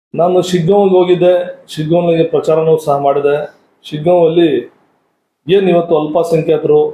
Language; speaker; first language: Kannada; non-native, local second language; Urdu